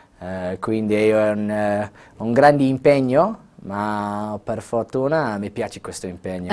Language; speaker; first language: Italian; non-native, learner; English